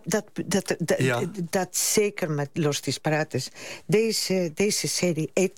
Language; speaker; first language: Dutch; non-native, fluent; Spanish